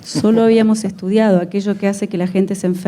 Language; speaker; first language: Spanish; native; Spanish